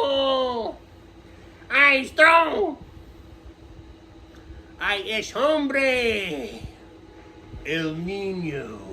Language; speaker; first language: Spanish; non-native, learner; English